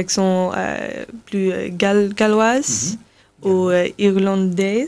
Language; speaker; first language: French; non-native, learner; English